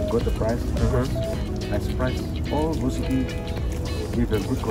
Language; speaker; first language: English; non-native, learner; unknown